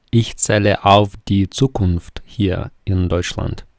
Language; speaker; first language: German; non-native, fluent; Ukrainian